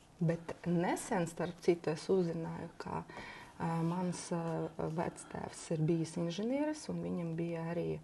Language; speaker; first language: Latvian; non-native, local second language; Russian